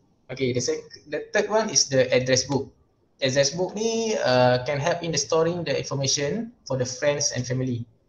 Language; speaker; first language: English; non-native, local second language; Malay